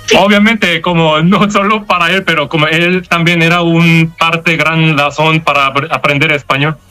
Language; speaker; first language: Spanish; non-native, learner; Korean